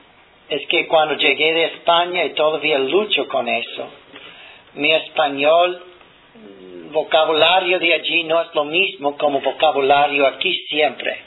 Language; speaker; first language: Spanish; non-native, fluent; English